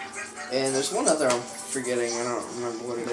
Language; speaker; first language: English; native; English